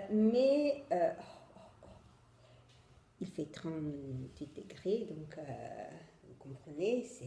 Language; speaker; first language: French; non-native, fluent; Italian